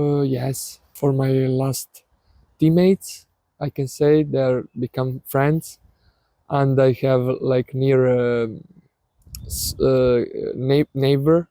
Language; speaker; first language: English; non-native, learner; Serbian